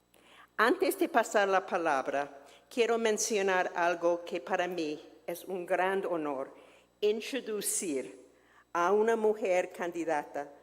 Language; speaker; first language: Spanish; non-native, fluent; English